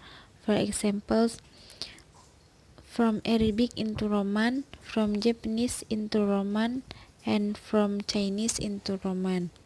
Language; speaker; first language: English; non-native, learner; Indonesian